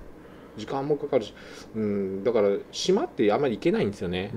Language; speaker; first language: Japanese; native; Japanese